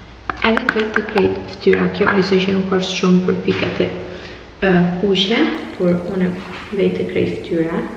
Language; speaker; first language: Albanian; early bilingual, heritage; Albanian